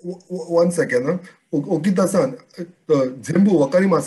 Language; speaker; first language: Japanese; non-native, learner; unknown